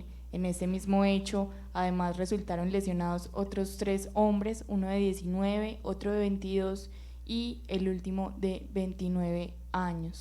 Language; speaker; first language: Spanish; native; Spanish